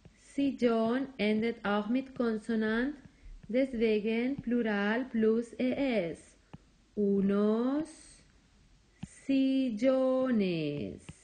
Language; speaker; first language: German; non-native, fluent; Spanish